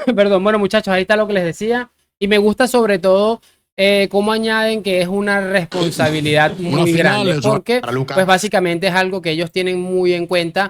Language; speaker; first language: Spanish; native; Spanish